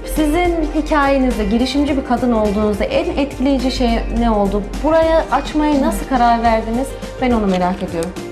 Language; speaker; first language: Turkish; native; Turkish